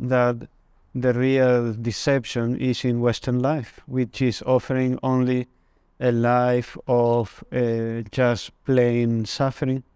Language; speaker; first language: English; non-native, fluent; Spanish